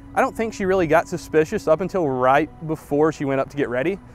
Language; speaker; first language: English; native; English